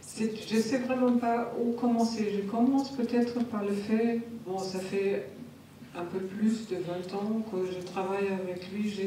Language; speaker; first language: French; non-native, fluent; German